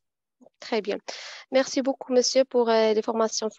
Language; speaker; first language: French; non-native, fluent; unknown